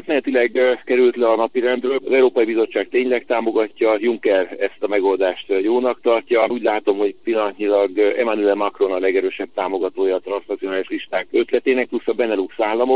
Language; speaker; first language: Hungarian; native; Hungarian